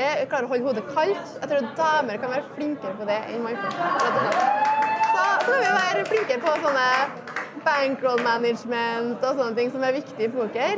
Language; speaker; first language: Norwegian; native; Norwegian